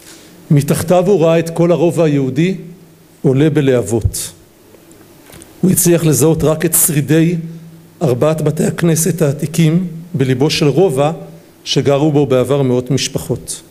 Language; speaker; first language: Hebrew; native; Hebrew